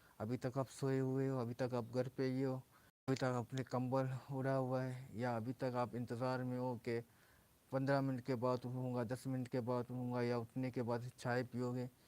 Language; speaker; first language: Urdu; non-native, local second language; Baluchi